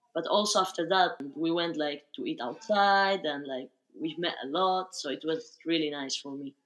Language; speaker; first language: English; non-native, fluent; Spanish